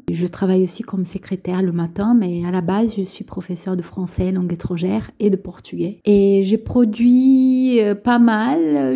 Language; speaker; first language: French; non-native, local second language; Portuguese